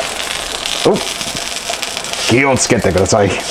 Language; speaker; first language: Japanese; non-native, learner; English